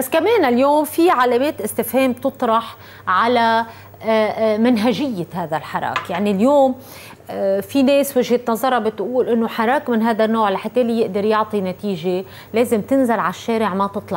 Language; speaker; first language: Arabic; native; Arabic